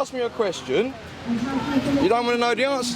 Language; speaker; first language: English; native; English